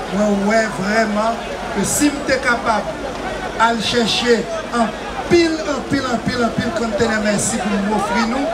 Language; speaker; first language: French; non-native, local second language; Haitian Creole